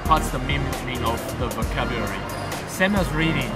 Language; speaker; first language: English; non-native, fluent; Chinese